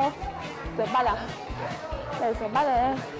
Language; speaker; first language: Vietnamese; non-native, learner; Russian